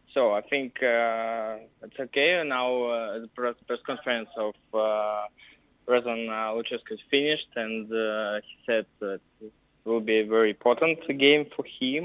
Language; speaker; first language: English; non-native, learner; Russian